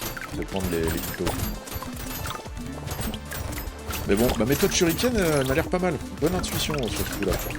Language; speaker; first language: French; native; French